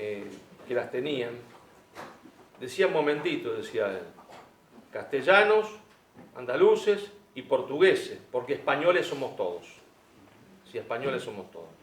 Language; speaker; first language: Spanish; native; Spanish